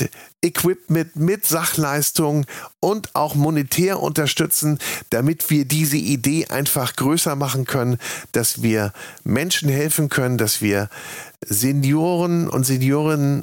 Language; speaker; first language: German; native; German